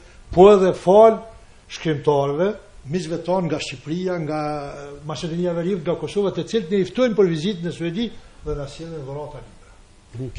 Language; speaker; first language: Albanian; native; Albanian